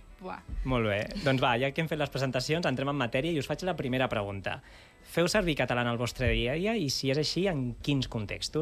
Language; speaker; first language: Catalan; native; Catalan